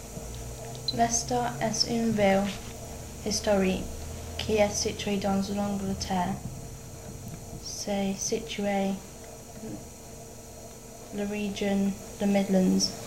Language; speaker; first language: French; non-native, learner; English